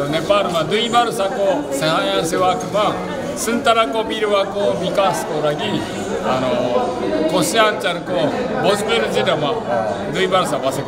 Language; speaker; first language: Nepali; non-native, fluent; Japanese